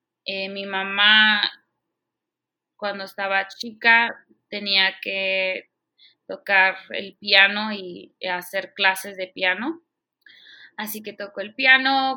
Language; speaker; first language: Spanish; early bilingual, heritage; Spanish